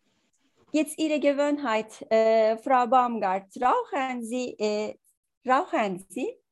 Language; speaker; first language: German; non-native, learner; Turkish